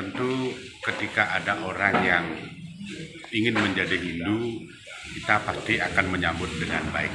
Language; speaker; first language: Indonesian; native; Indonesian